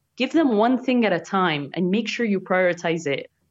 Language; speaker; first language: English; non-native, fluent; Arabic